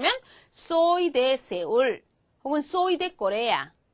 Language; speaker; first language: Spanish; non-native, fluent; Korean